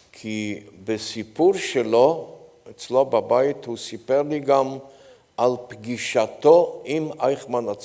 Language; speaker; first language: Hebrew; non-native, fluent; Polish